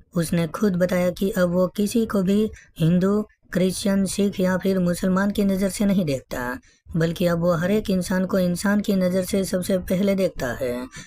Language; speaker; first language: Hindi; native; Hindi